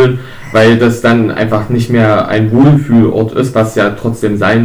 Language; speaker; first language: German; native; German